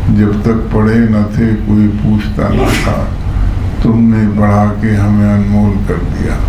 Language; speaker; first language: Urdu; native; Urdu